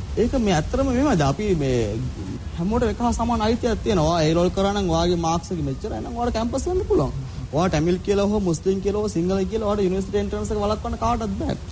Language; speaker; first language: Sinhala; non-native, local second language; Tamil